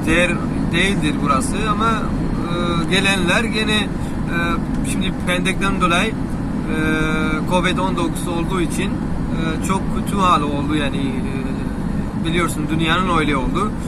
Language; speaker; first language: Turkish; non-native, learner; Urdu